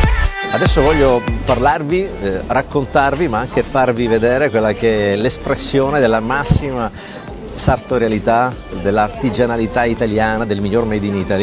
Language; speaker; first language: Italian; native; Italian